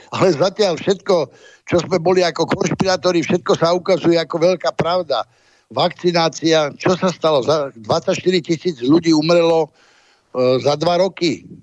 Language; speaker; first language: Slovak; native; Slovak